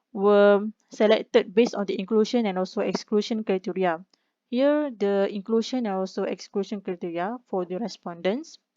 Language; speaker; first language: English; non-native, local second language; Malay